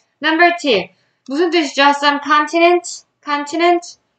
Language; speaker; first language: English; non-native, fluent; Korean